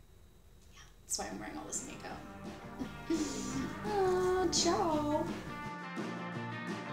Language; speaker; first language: English; native; English